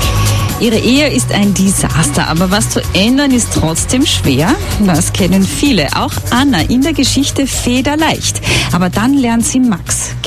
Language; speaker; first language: German; native; German